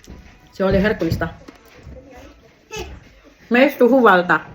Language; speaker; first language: Finnish; non-native, learner; Filipino